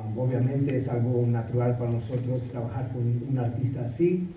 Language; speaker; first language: Spanish; early bilingual, other home language; English